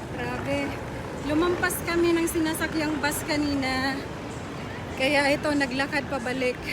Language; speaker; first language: Filipino; native; Filipino